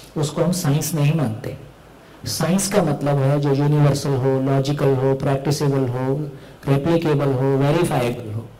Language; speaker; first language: Hindi; native; Hindi